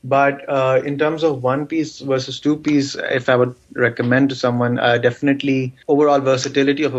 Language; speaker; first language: English; non-native, local second language; Urdu